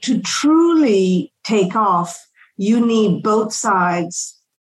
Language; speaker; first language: English; non-native, local second language; Tamil